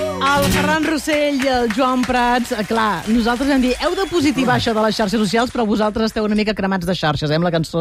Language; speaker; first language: Catalan; native; Catalan